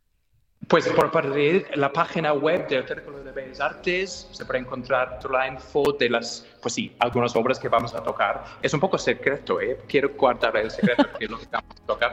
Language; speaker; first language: Spanish; non-native, fluent; English